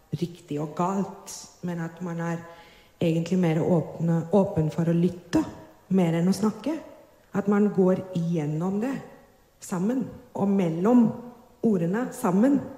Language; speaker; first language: Norwegian; non-native, fluent; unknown